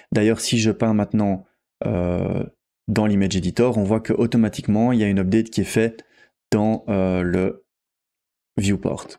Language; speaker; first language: French; native; French